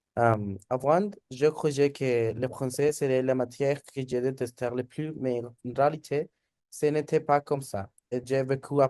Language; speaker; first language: French; non-native, learner; Spanish